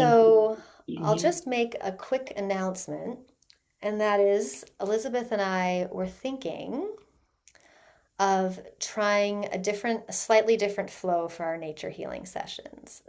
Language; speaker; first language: English; native; English